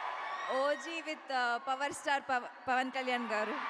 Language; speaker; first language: Telugu; non-native, learner; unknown